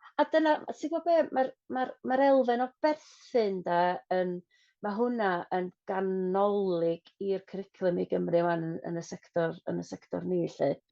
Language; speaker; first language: Welsh; non-native, local second language; English